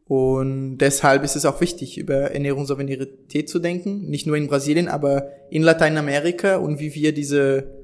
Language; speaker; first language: German; non-native, fluent; Portuguese